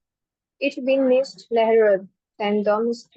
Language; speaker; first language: German; non-native, learner; Hindi